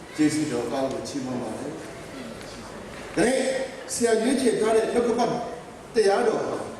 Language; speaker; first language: Burmese; non-native, local second language; Kachin